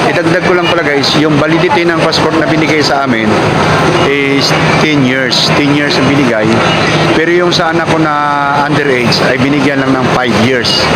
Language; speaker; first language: Filipino; non-native, local second language; Cebuano